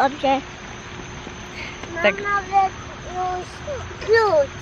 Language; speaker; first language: Polish; early bilingual, heritage; Polish